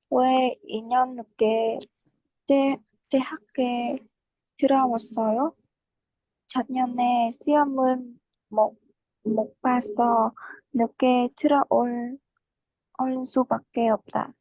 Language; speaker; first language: Korean; non-native, learner; Vietnamese